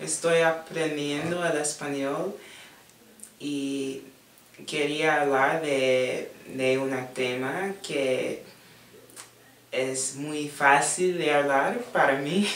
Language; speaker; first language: Spanish; non-native, learner; English